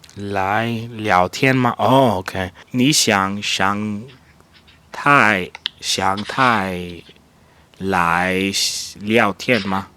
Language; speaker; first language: Chinese; non-native, learner; English